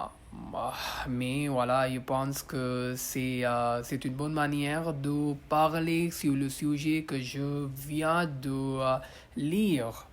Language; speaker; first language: French; non-native, learner; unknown